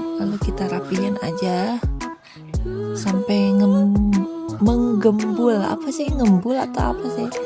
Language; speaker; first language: Indonesian; non-native, local second language; Sundanese